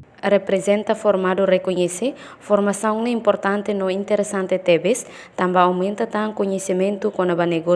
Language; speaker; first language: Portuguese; non-native, local second language; Tetum